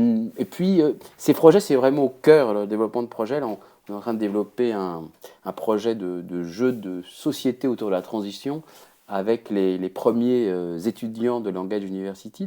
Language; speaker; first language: French; native; French